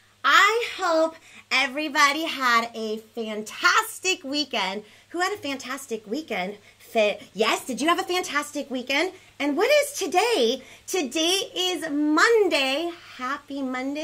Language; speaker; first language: English; early bilingual, other home language; Spanish